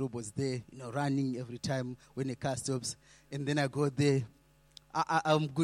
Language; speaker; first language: English; non-native, local second language; Shona